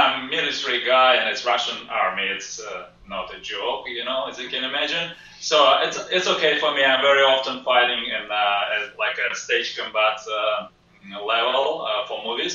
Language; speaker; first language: English; non-native, fluent; Russian